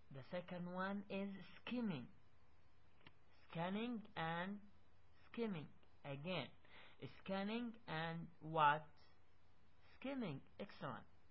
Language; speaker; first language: English; non-native, fluent; Arabic